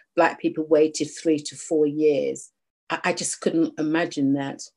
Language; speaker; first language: English; native; English